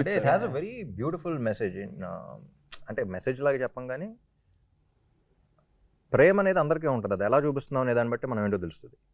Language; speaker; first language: Telugu; native; Telugu